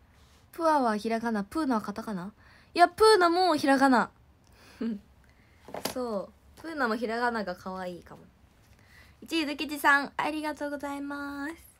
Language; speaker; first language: Japanese; native; Japanese